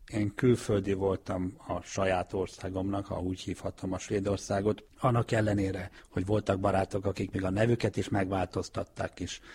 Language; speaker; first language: Hungarian; early bilingual, heritage; Hungarian